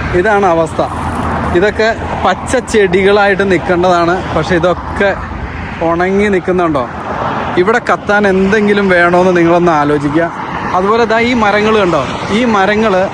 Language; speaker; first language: Malayalam; native; Malayalam